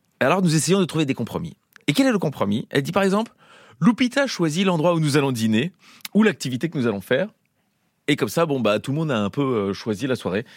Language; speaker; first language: French; native; French